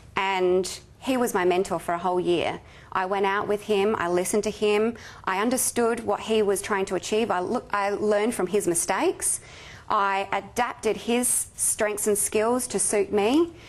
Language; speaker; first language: English; native; English